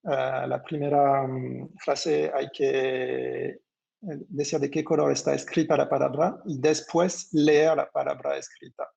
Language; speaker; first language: Spanish; non-native, fluent; French